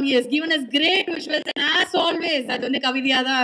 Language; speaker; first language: Tamil; native; Tamil